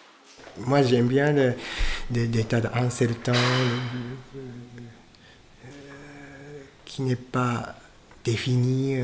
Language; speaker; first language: French; non-native, fluent; Japanese